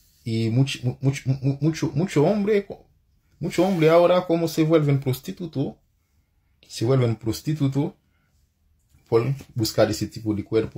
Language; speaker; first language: Spanish; non-native, fluent; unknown